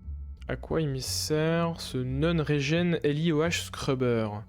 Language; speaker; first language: French; native; French